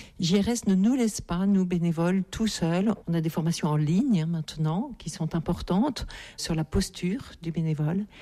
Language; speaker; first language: French; native; French